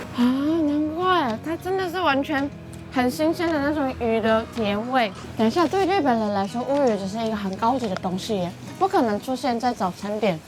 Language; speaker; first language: Chinese; non-native, fluent; Japanese